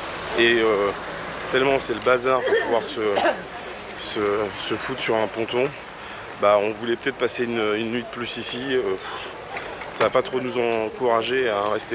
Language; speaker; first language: French; native; French